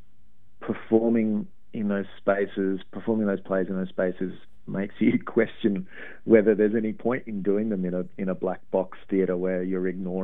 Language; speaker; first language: English; native; English